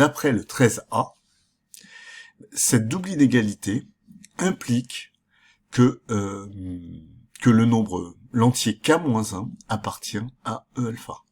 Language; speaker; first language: French; native; French